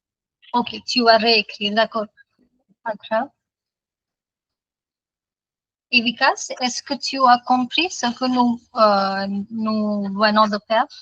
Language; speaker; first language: French; non-native, fluent; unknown